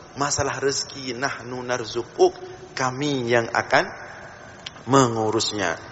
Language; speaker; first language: Malay; non-native, local second language; Achinese